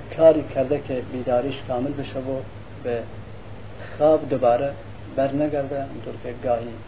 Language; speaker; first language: Persian; non-native, local second language; Central Kurdish